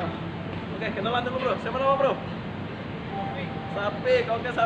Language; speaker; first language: Indonesian; non-native, local second language; Sasak